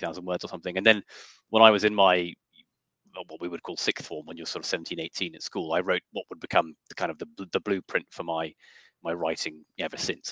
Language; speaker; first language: English; native; English